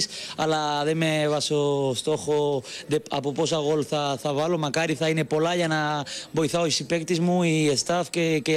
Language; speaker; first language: Greek; non-native, learner; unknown